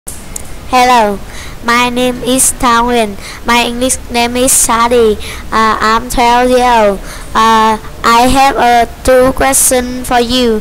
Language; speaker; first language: English; non-native, learner; Vietnamese